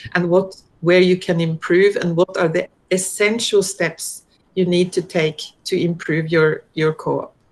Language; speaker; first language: English; non-native, fluent; Norwegian